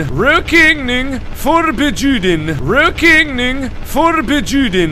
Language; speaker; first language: Swedish; non-native, learner; English